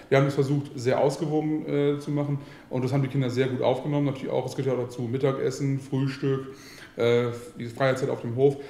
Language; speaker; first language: German; native; German